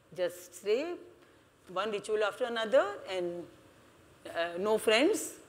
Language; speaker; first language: English; non-native, local second language; Hindi